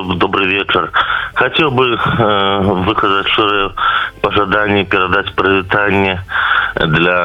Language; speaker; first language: Polish; non-native, local second language; Belarusian